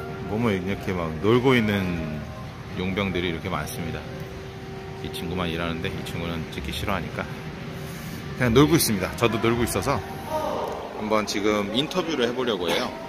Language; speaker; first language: Korean; native; Korean